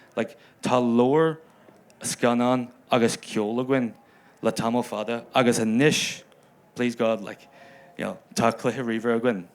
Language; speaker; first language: Irish; non-native, local second language; English